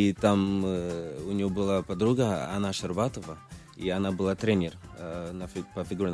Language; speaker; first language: Russian; early bilingual, other home language; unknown